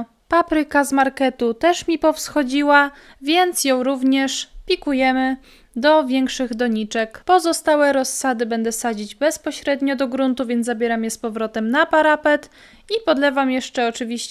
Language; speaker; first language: Polish; native; Polish